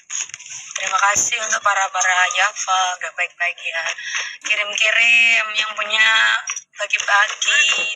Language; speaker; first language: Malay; non-native, local second language; Javanese